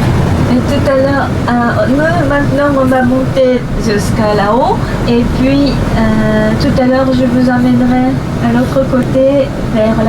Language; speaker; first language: French; non-native, fluent; Japanese